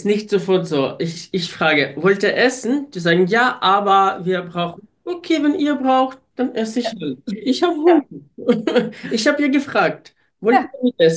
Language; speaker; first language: German; non-native, fluent; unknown